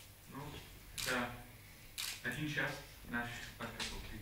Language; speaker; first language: Russian; non-native, learner; Danish